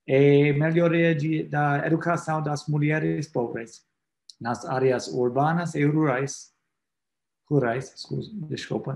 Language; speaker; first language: Portuguese; non-native, fluent; English